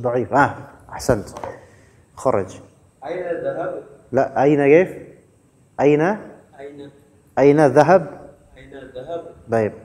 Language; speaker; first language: Arabic; non-native, fluent; Indonesian